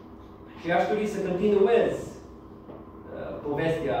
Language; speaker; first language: Romanian; non-native, learner; English